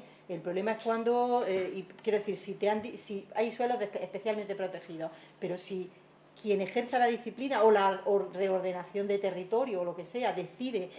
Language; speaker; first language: Spanish; native; Spanish